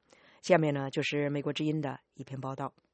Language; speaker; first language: Chinese; native; Chinese